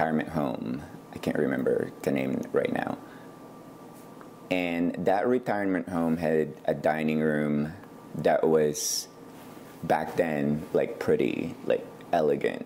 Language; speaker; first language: English; non-native, local second language; Iloko